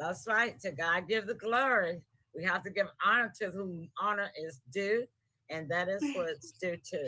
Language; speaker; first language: English; native; English